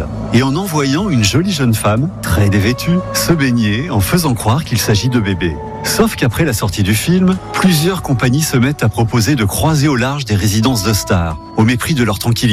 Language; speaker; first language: French; native; French